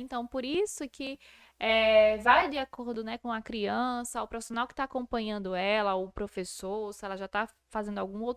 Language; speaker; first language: Portuguese; native; Portuguese